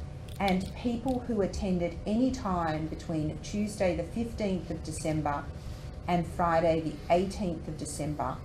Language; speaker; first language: English; native; English